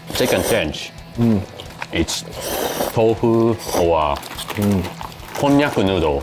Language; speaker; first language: English; non-native, learner; Japanese